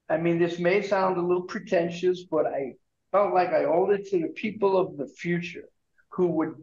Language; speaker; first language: English; native; English